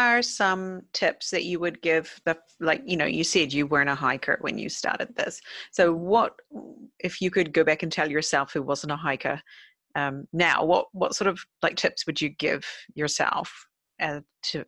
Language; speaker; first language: English; native; English